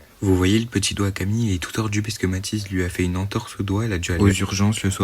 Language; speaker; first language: French; native; French